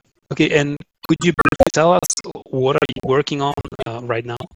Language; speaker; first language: English; non-native, fluent; Spanish